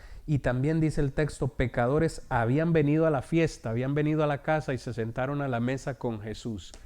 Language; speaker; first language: Spanish; native; Spanish